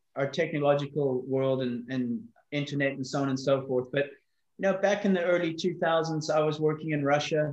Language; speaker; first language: English; native; English